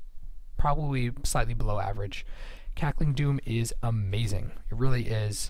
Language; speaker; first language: English; native; English